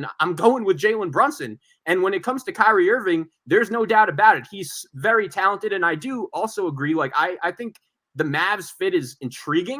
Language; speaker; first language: English; native; English